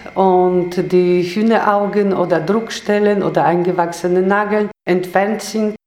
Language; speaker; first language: German; non-native, learner; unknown